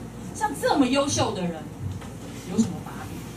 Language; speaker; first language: Chinese; native; Chinese